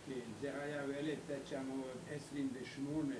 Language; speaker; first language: Hebrew; non-native, learner; German